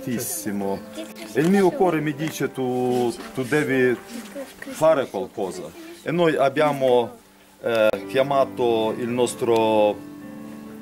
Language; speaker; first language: Italian; non-native, learner; Ukrainian